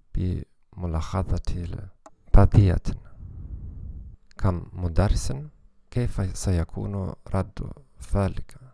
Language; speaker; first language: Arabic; non-native, learner; German